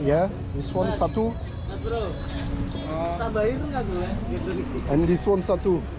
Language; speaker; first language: English; non-native, learner; French